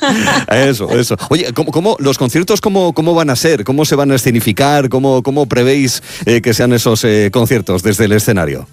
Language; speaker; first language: Spanish; native; Spanish